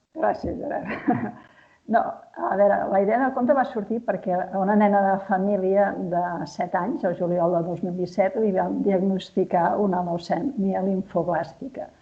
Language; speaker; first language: Catalan; native; Catalan